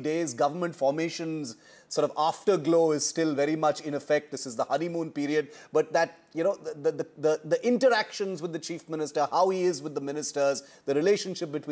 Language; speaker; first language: English; non-native, local second language; Tamil